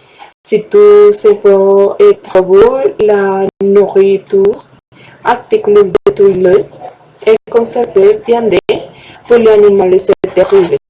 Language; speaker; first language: French; non-native, learner; Spanish